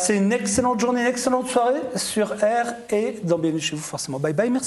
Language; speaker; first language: French; native; French